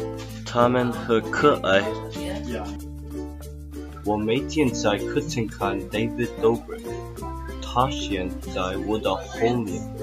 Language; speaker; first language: Chinese; non-native, learner; English